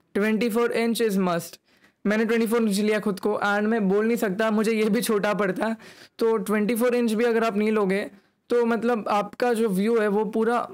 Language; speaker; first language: Hindi; native; Hindi